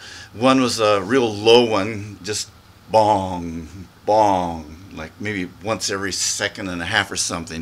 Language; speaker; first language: English; native; English